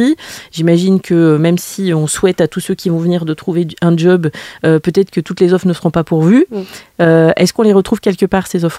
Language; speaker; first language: French; native; French